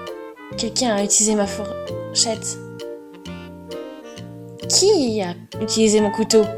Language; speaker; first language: French; non-native, fluent; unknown